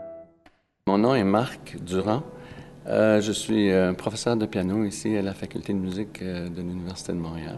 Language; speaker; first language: French; native; French